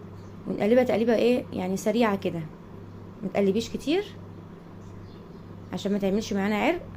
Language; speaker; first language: Arabic; native; Arabic